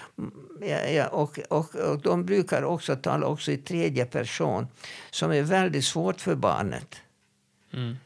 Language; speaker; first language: Swedish; non-native, fluent; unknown